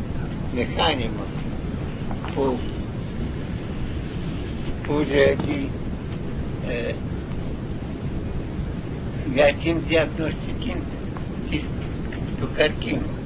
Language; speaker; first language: Greek; non-native, learner; Russian